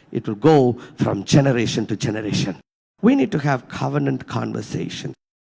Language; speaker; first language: English; non-native, local second language; Tamil